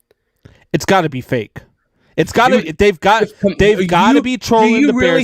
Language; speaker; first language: English; native; English